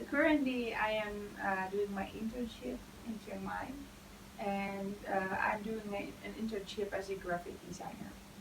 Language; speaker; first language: English; non-native, fluent; Dutch